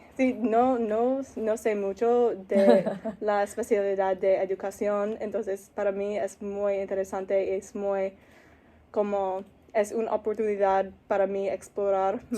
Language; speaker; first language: Spanish; non-native, learner; English